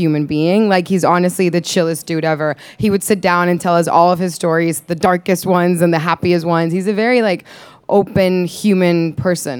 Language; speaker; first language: English; non-native, fluent; Spanish